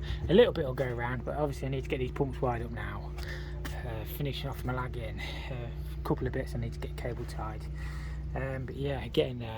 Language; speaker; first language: English; native; English